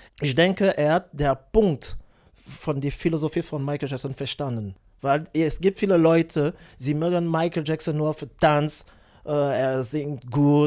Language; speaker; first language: German; non-native, learner; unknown